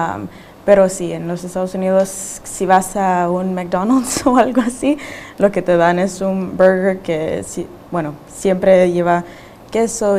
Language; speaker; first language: Spanish; early bilingual, heritage; Spanish